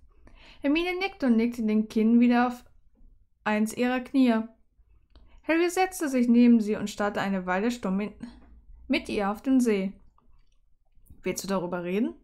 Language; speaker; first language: German; native; German